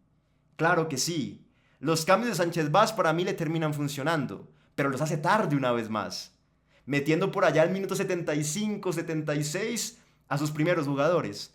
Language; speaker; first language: Spanish; native; Spanish